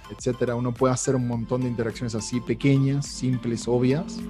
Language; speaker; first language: Spanish; native; Spanish